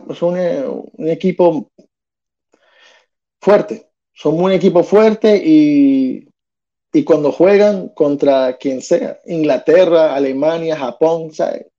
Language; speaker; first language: Spanish; early bilingual, heritage; Spanish